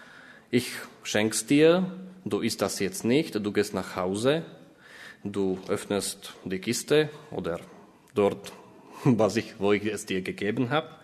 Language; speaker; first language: German; non-native, fluent; Slovak